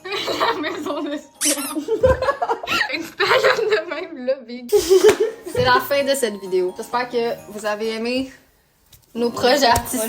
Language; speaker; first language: French; native; French